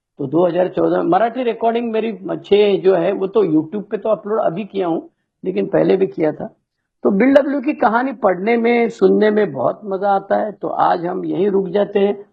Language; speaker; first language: Hindi; non-native, local second language; Marathi